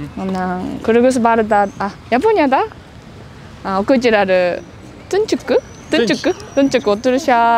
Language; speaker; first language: Kyrgyz; non-native, learner; Japanese